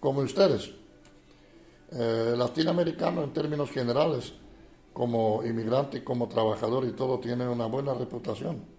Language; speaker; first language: Spanish; non-native, fluent; Dutch